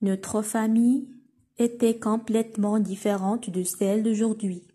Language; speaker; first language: French; non-native, local second language; Arabic